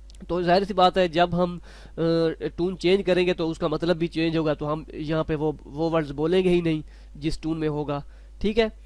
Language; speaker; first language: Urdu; non-native, local second language; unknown